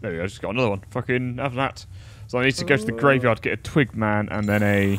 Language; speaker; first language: English; native; English